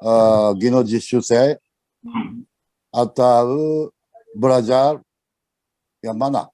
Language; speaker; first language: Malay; non-native, learner; Japanese